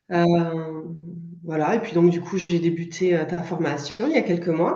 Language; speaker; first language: French; native; French